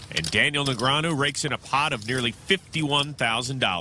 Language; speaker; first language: English; native; English